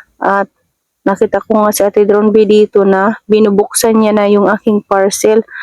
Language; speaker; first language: Filipino; native; Filipino